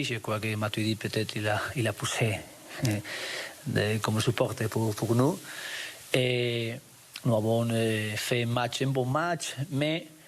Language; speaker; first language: French; non-native, learner; Spanish